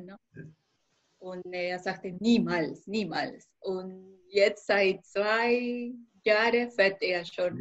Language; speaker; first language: German; non-native, fluent; Spanish